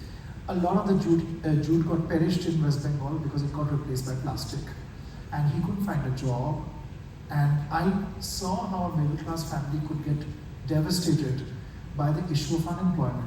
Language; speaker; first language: English; non-native, local second language; Bangla